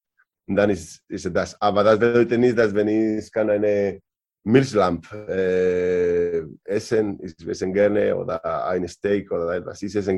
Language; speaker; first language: German; non-native, learner; Spanish